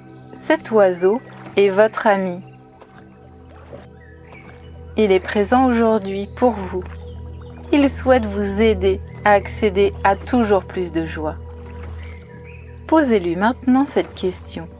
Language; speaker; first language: French; native; French